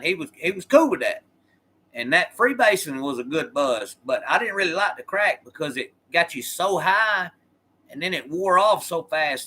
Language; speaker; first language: English; native; English